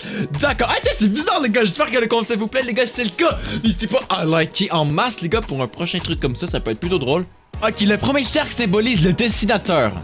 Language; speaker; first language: French; native; French